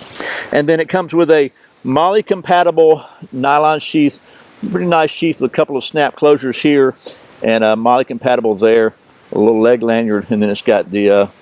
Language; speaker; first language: English; native; English